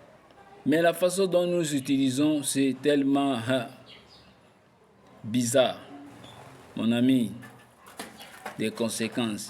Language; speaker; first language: French; non-native, local second language; Lingala